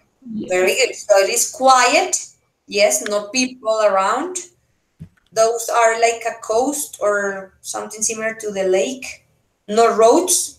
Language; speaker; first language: English; non-native, fluent; Spanish